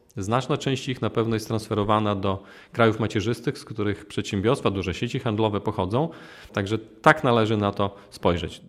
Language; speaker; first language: Polish; native; Polish